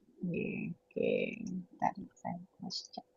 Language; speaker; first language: Indonesian; native; Indonesian